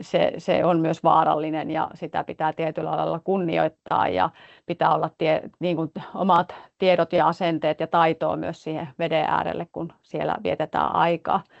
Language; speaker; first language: Finnish; native; Finnish